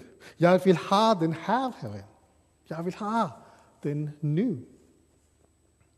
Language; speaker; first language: Swedish; non-native, fluent; English